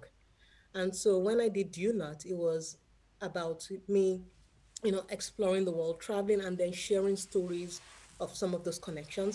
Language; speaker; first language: English; non-native, local second language; Yoruba